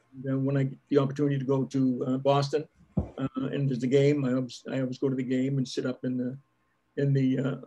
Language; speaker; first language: English; native; English